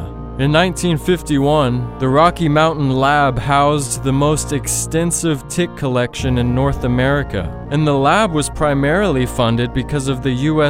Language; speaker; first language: English; native; English